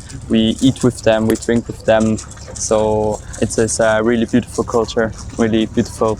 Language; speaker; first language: English; non-native, learner; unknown